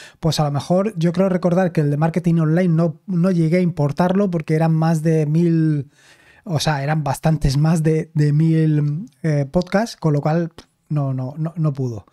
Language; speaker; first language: Spanish; native; Spanish